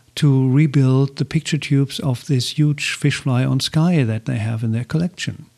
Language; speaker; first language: English; non-native, fluent; German